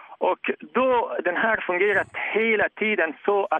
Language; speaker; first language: Swedish; non-native, fluent; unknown